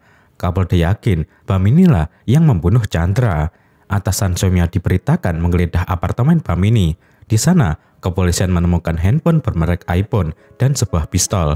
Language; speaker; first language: Indonesian; native; Indonesian